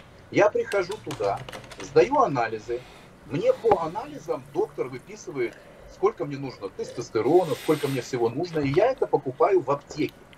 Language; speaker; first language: Russian; native; Russian